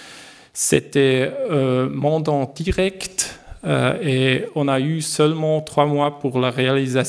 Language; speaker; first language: French; non-native, learner; German